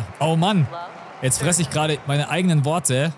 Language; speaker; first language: German; native; German